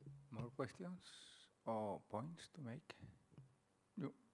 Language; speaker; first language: English; non-native, fluent; Spanish